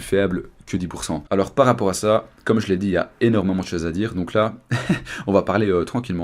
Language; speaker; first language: French; native; French